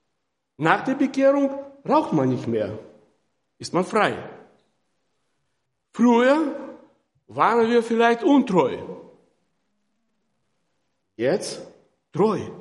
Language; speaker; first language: German; non-native, fluent; Russian